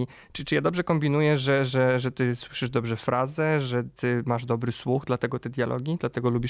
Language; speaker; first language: Polish; native; Polish